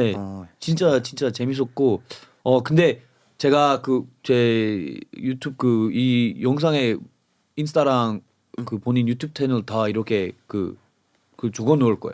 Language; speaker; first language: Korean; non-native, fluent; English